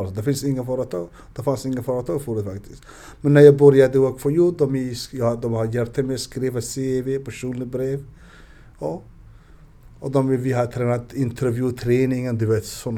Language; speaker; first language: Swedish; non-native, learner; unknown